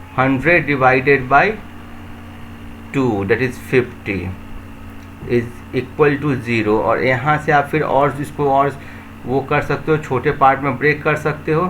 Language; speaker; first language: Hindi; native; Hindi